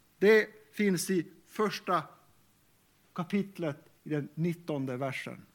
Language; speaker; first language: Swedish; non-native, local second language; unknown